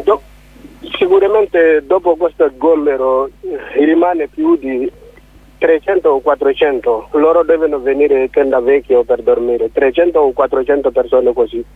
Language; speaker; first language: Italian; non-native, learner; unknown